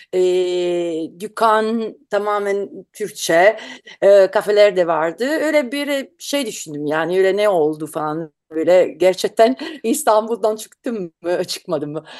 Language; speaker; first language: Turkish; non-native, learner; Italian